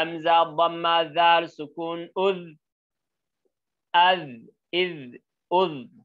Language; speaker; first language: Arabic; non-native, learner; Oromo